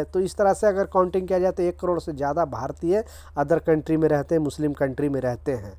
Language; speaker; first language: Hindi; native; Hindi